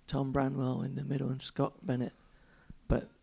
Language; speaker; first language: English; native; English